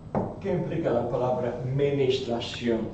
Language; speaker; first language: Spanish; non-native, fluent; English